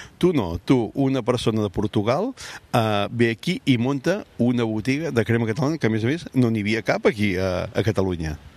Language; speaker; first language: Catalan; native; Catalan